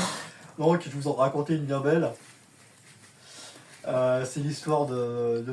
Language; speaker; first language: French; native; French